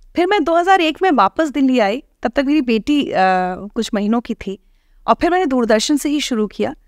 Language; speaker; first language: Hindi; native; Hindi